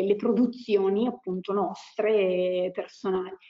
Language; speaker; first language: Italian; native; Italian